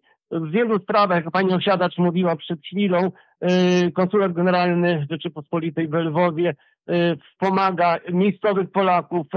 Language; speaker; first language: Polish; early bilingual, heritage; Polish